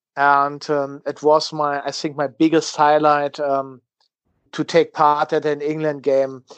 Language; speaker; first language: English; non-native, learner; German